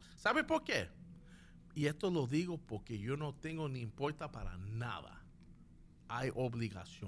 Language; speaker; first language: Spanish; early bilingual, heritage; Spanish